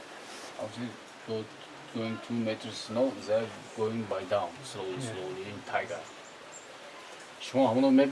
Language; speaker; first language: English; non-native, learner; Tajik